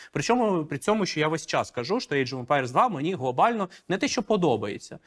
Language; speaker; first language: Ukrainian; non-native, local second language; Russian